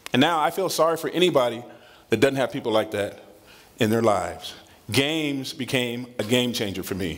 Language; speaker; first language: English; native; English